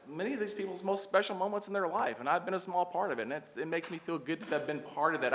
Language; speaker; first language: English; native; English